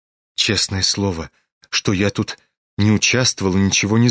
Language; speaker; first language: Russian; native; Russian